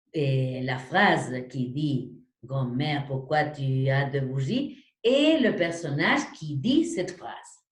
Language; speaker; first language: French; non-native, fluent; Spanish